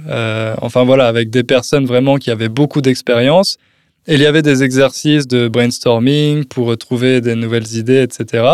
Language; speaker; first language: French; native; French